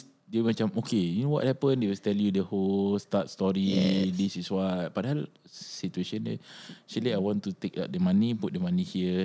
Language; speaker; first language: English; non-native, local second language; Malay